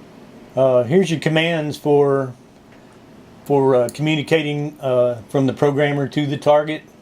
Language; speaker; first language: English; native; English